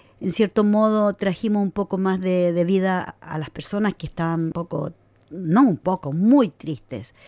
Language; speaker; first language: Spanish; native; Spanish